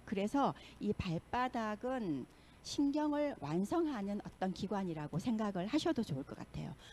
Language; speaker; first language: Korean; native; Korean